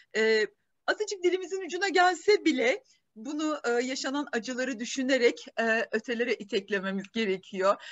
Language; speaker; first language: Turkish; native; Turkish